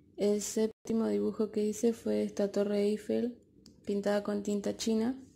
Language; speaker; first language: Spanish; native; Spanish